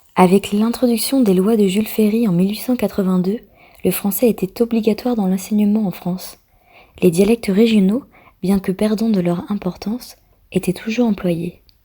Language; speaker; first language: French; native; French